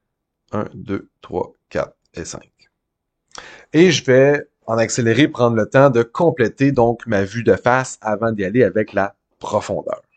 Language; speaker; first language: French; native; French